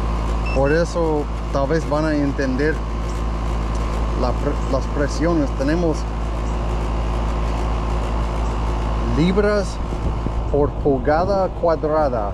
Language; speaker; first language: Spanish; non-native, fluent; English